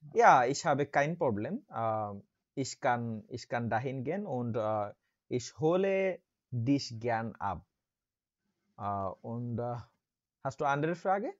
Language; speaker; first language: German; non-native, learner; Bangla